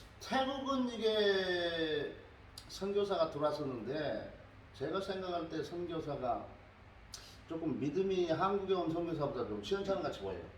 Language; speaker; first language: Korean; native; Korean